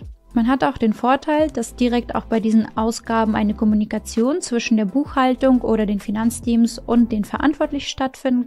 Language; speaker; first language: German; non-native, fluent; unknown